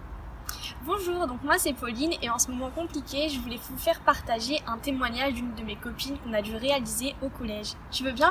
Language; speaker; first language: French; native; French